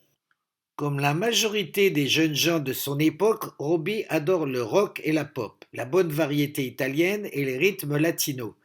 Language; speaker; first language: French; native; French